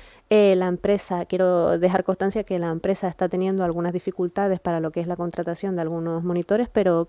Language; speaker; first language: Spanish; native; Spanish